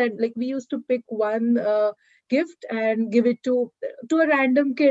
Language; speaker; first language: English; non-native, local second language; Marathi